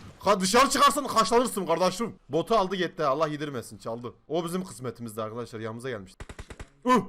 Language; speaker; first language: Turkish; native; Turkish